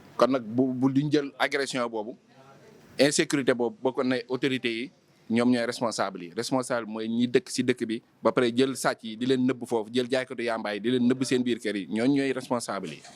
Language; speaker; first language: Wolof; native; Wolof